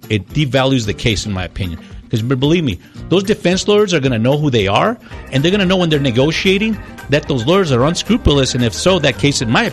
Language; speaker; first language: English; early bilingual, other home language; Spanish